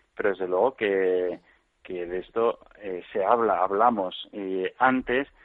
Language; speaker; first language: Spanish; native; Spanish